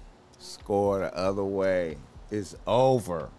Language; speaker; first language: English; native; English